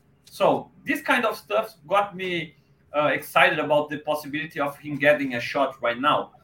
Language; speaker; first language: English; non-native, fluent; Portuguese